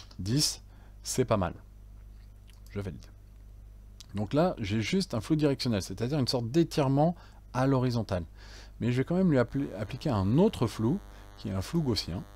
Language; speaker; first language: French; native; French